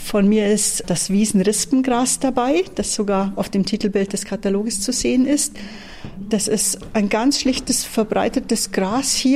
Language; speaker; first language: German; native; German